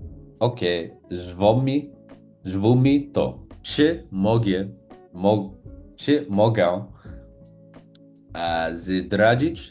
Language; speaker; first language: Polish; non-native, learner; English